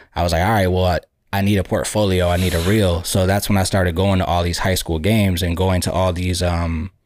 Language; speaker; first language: English; native; English